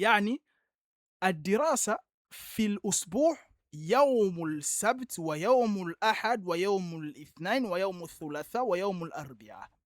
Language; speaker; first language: Arabic; non-native, fluent; French